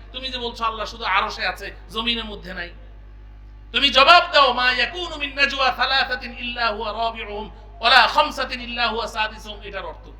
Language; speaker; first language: Bangla; native; Bangla